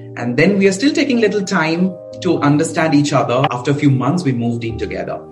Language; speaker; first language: English; non-native, local second language; Bangla